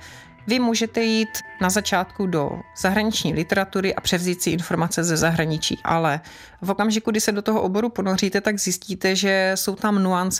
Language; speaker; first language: Czech; native; Czech